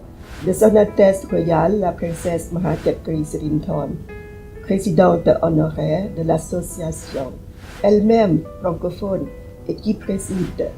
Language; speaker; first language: French; non-native, fluent; Thai